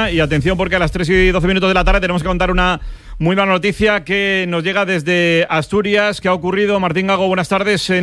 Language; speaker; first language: Spanish; native; Spanish